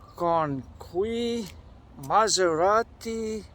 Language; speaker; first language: Italian; non-native, learner; English